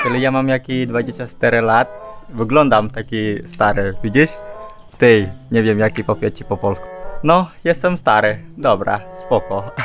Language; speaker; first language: Polish; non-native, learner; Indonesian